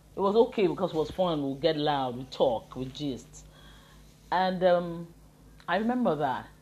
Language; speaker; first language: English; non-native, local second language; Yoruba